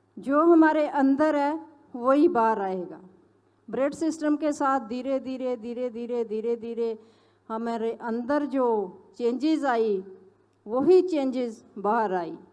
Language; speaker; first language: Hindi; non-native, local second language; Punjabi